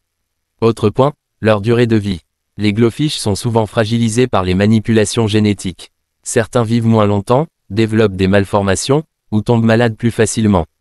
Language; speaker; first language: French; native; French